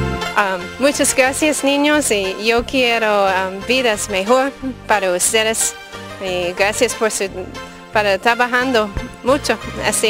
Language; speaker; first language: Spanish; non-native, learner; English